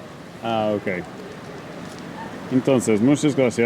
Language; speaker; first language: Spanish; non-native, learner; English